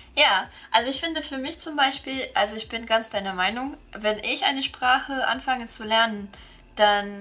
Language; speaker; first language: German; non-native, fluent; English